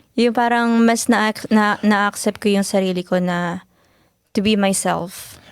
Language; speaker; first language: Filipino; native; Filipino